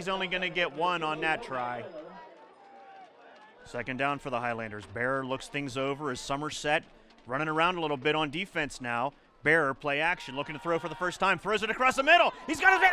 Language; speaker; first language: English; native; English